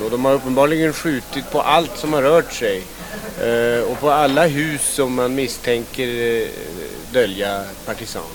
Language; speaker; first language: Swedish; native; Swedish